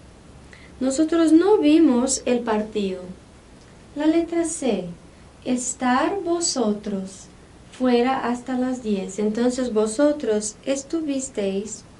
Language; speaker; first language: Spanish; non-native, fluent; Portuguese